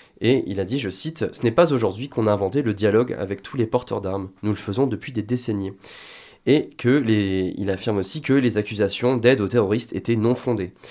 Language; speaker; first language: French; native; French